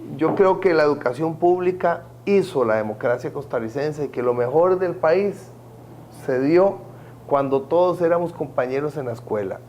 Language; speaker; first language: Spanish; native; Spanish